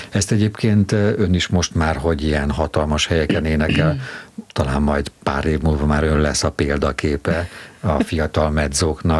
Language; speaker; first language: Hungarian; native; Hungarian